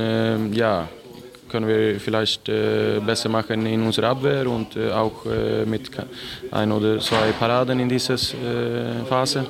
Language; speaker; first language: German; non-native, learner; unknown